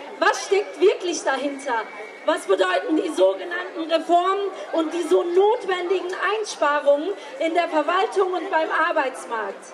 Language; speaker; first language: German; early bilingual, other home language; Turkish